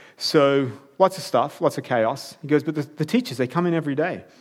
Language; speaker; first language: English; native; English